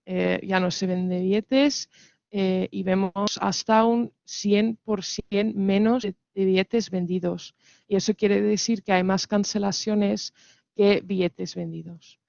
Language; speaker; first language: Spanish; non-native, fluent; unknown